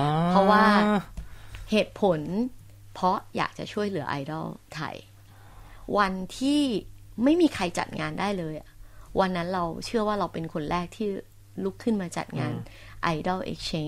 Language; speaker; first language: Thai; native; Thai